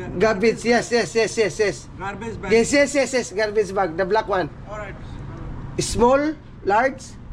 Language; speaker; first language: English; non-native, learner; Cebuano